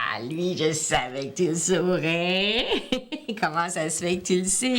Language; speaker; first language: French; native; French